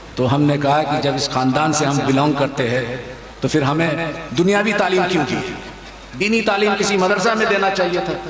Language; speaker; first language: Hindi; non-native, fluent; Chinese